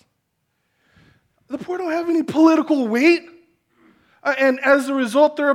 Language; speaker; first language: English; native; English